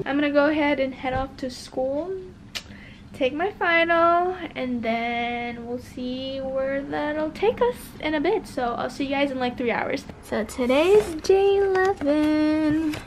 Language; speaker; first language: English; native; English